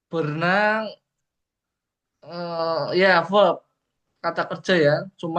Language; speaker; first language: Indonesian; native; Indonesian